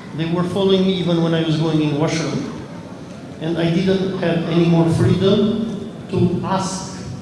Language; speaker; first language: English; non-native, fluent; Albanian